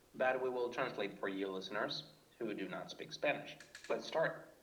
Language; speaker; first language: English; non-native, fluent; Spanish